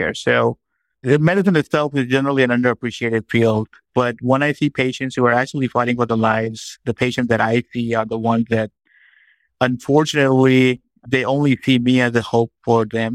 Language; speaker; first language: English; non-native, local second language; Urdu